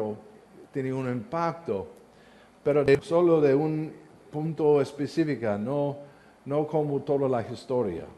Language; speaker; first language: Spanish; non-native, learner; English